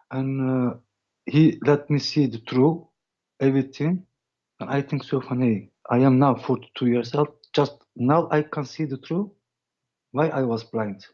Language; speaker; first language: English; non-native, learner; Dutch